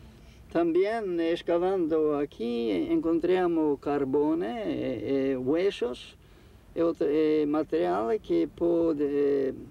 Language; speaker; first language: Spanish; non-native, fluent; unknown